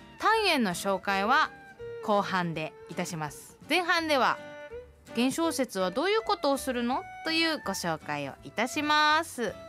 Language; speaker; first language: Japanese; non-native, fluent; Chinese